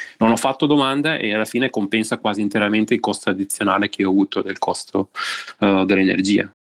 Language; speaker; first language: Italian; native; Italian